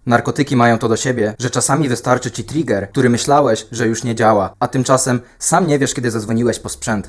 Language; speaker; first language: Polish; native; Polish